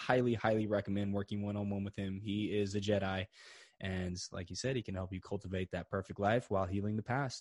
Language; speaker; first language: English; native; English